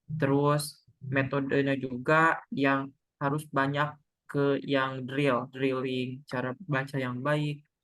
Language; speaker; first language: Indonesian; non-native, local second language; Sundanese